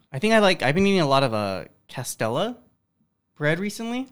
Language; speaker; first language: English; early bilingual, other home language; Korean